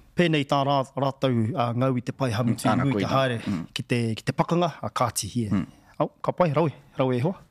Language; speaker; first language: Māori; non-native, local second language; English